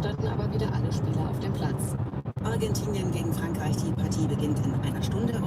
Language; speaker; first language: German; native; German